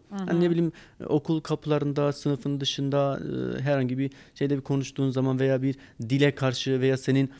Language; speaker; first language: Turkish; non-native, local second language; Kurdish